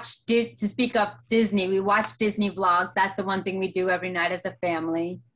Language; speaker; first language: English; native; English